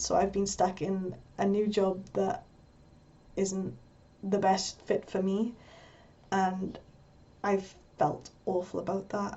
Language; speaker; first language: English; native; English